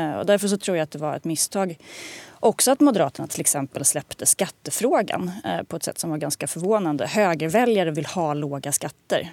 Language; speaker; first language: Swedish; native; Swedish